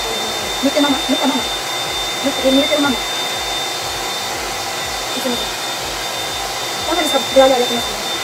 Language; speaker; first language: Japanese; non-native, fluent; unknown